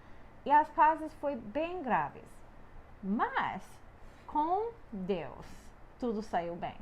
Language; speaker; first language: Portuguese; non-native, fluent; English